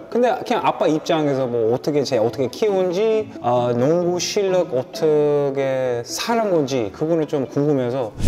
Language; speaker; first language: Korean; non-native, learner; English